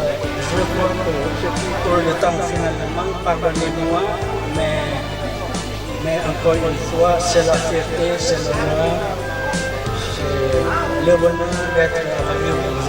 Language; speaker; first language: French; non-native, local second language; Lao